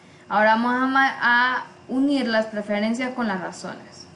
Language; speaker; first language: Spanish; native; Spanish